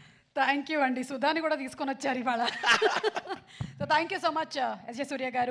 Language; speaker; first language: Telugu; native; Telugu